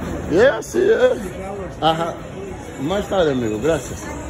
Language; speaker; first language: Spanish; non-native, learner; English